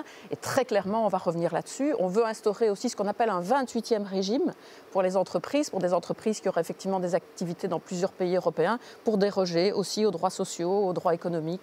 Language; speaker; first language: French; native; French